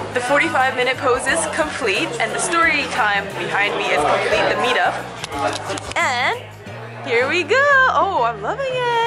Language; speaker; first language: English; native; English